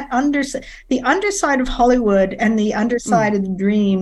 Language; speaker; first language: English; native; English